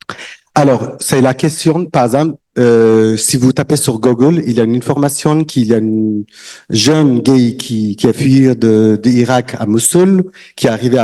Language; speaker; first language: French; non-native, learner; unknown